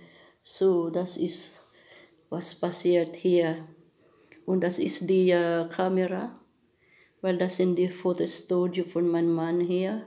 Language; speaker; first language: German; non-native, learner; Filipino